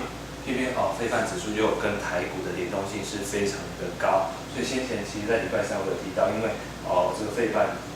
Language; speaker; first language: Chinese; native; Chinese